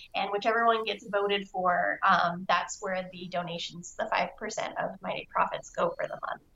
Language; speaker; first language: English; native; English